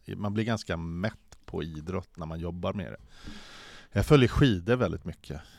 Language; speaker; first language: Swedish; native; Swedish